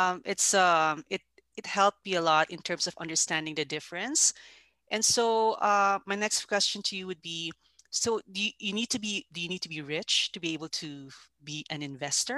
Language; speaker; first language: English; non-native, local second language; Filipino